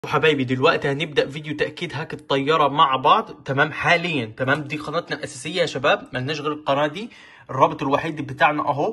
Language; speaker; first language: Arabic; native; Arabic